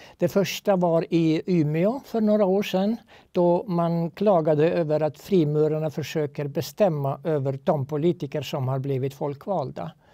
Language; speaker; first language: Swedish; non-native, fluent; Estonian